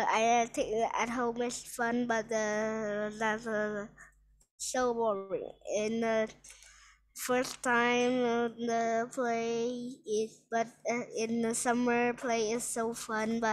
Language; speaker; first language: English; non-native, learner; Vietnamese